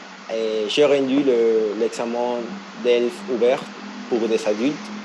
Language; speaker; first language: French; non-native, fluent; Spanish